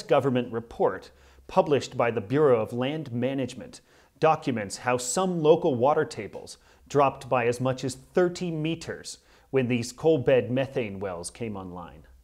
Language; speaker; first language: English; native; English